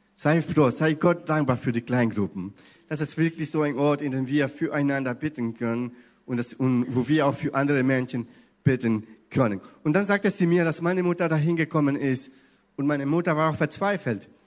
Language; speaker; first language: German; non-native, fluent; Spanish